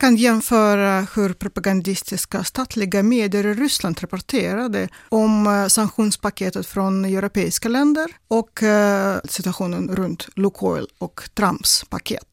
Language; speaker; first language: Swedish; non-native, fluent; Russian